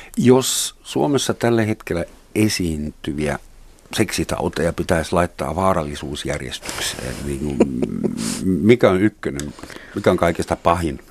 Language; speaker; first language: Finnish; non-native, fluent; Russian